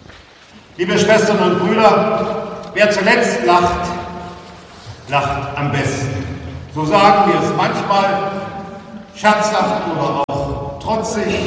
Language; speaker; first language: German; native; German